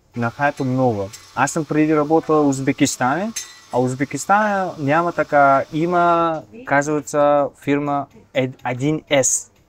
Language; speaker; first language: Bulgarian; non-native, learner; Uzbek